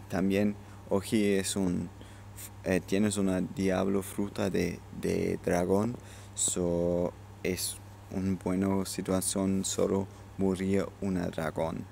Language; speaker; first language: Spanish; non-native, learner; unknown